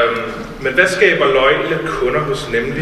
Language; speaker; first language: Danish; native; Danish